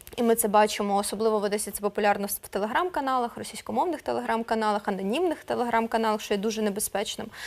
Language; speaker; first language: Ukrainian; non-native, local second language; Russian